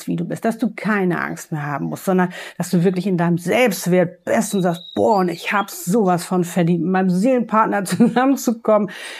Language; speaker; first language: German; native; German